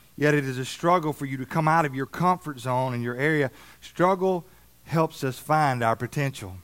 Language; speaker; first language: English; native; English